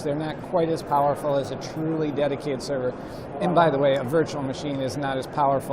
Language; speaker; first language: English; native; English